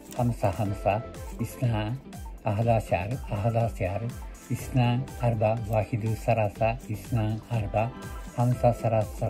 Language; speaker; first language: Arabic; non-native, learner; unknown